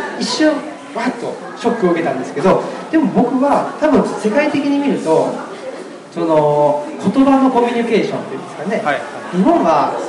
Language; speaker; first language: Japanese; native; Japanese